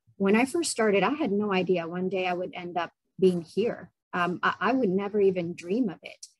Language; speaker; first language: English; non-native, fluent; Ukrainian